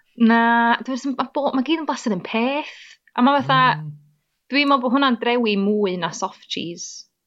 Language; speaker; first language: Welsh; native; Welsh